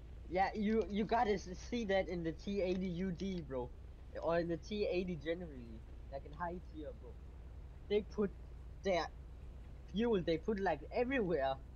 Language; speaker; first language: English; non-native, fluent; German